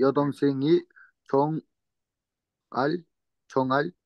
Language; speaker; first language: Korean; non-native, learner; Kyrgyz